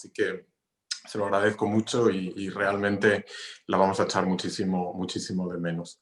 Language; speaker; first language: Spanish; non-native, fluent; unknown